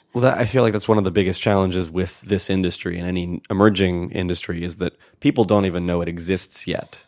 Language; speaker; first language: English; native; English